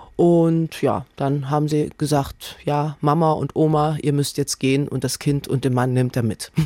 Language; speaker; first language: German; native; German